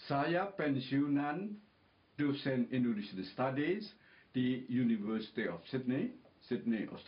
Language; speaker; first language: Indonesian; non-native, local second language; Javanese